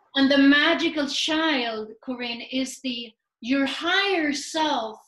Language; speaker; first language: English; non-native, fluent; Swedish